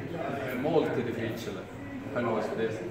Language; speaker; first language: Italian; non-native, learner; Swedish